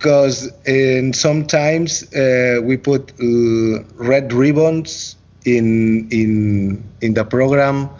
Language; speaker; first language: English; non-native, learner; Catalan